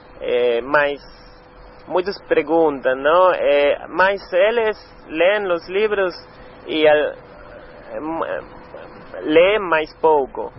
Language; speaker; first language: Portuguese; non-native, learner; Spanish